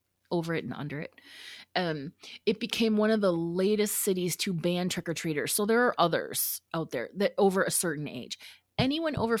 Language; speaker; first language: English; native; English